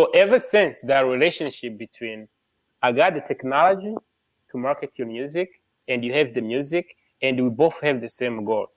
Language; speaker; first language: English; non-native, local second language; Kinyarwanda